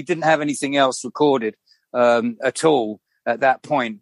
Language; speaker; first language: English; native; English